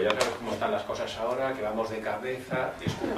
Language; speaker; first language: Spanish; native; Spanish